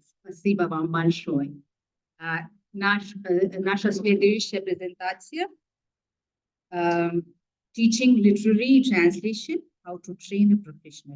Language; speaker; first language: Russian; non-native, fluent; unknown